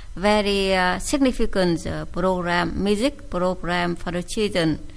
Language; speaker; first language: English; non-native, fluent; Vietnamese